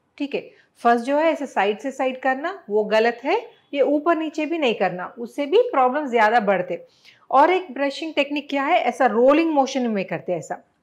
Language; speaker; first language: Hindi; non-native, local second language; Telugu